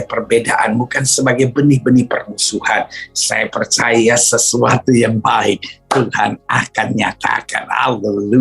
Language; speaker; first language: Indonesian; native; Indonesian